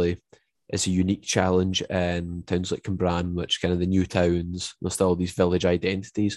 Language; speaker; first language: English; native; English